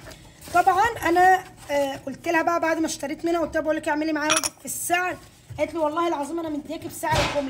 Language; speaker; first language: Arabic; native; Arabic